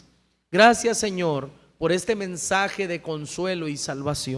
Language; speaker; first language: Spanish; native; Spanish